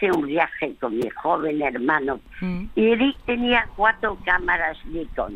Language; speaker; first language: Spanish; early bilingual, other home language; French